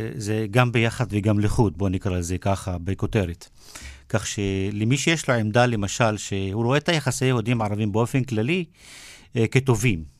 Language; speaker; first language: Hebrew; non-native, local second language; Arabic